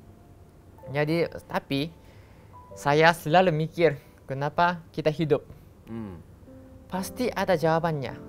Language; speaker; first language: Indonesian; non-native, learner; Japanese